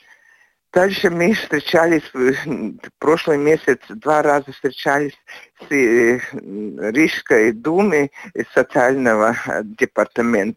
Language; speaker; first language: Russian; non-native, local second language; Latvian